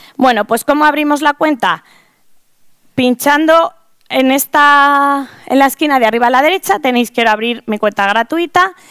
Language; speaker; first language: Spanish; native; Spanish